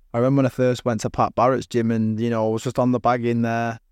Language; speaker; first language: English; native; English